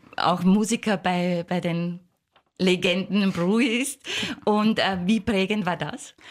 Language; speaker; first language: German; native; German